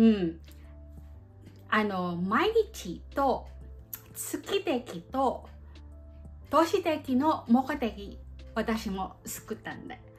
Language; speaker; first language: Japanese; non-native, learner; Filipino